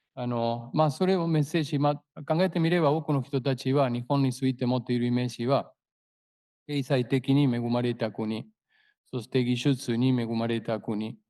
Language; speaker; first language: Japanese; non-native, fluent; Spanish